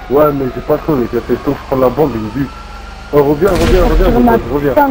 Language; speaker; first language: French; native; French